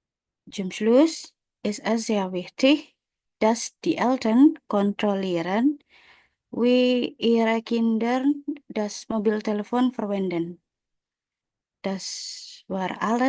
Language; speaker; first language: German; non-native, learner; Indonesian